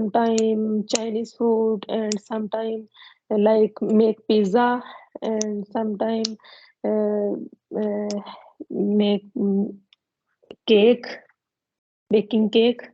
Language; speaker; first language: English; non-native, learner; Punjabi